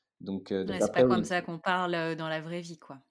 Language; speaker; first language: French; native; French